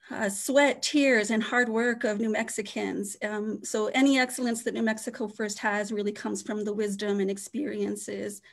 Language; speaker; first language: English; native; English